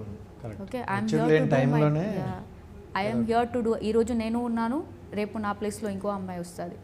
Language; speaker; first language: Telugu; non-native, learner; Odia